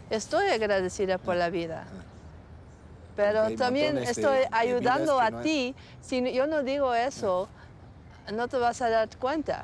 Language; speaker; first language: Spanish; non-native, learner; Dutch